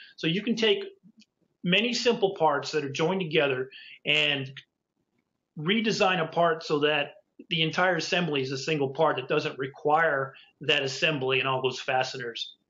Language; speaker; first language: English; native; English